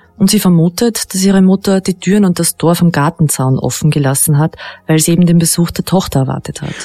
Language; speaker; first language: German; native; German